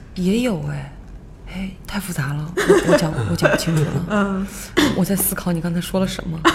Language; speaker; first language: Chinese; non-native, local second language; Wu Chinese